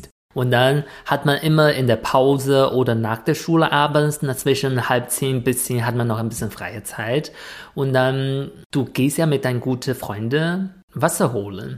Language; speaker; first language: German; non-native, fluent; Chinese